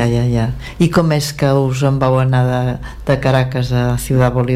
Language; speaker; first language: Catalan; native; Catalan